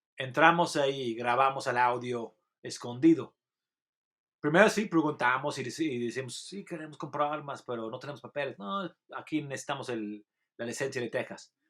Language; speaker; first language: Spanish; non-native, fluent; English